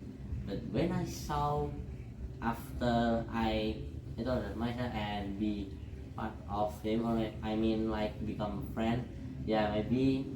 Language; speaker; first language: English; non-native, learner; Indonesian